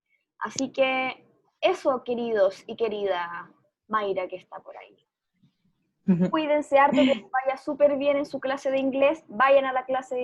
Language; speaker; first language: Spanish; native; Spanish